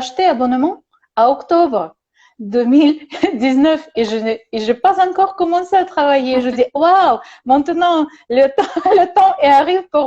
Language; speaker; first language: French; non-native, learner; Russian